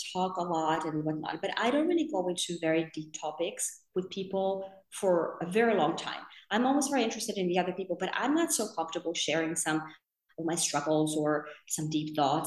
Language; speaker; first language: English; non-native, fluent; Finnish